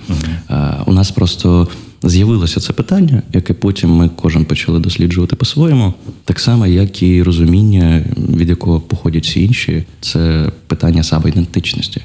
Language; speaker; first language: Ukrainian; non-native, local second language; Russian